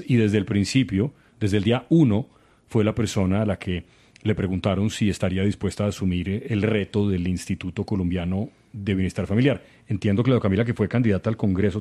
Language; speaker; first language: Spanish; native; Spanish